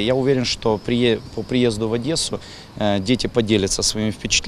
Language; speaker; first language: Russian; native; Russian